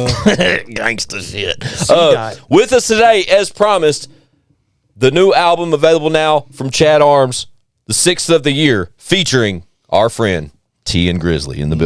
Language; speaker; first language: English; native; English